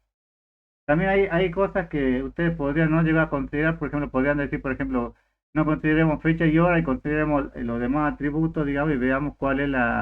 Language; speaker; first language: Spanish; native; Spanish